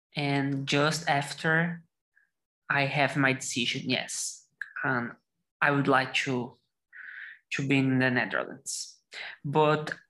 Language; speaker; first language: English; non-native, learner; Portuguese